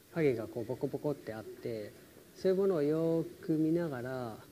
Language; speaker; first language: Japanese; native; Japanese